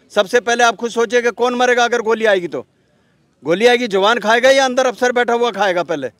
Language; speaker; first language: Hindi; native; Hindi